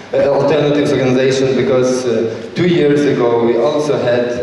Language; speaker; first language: English; non-native, fluent; Ukrainian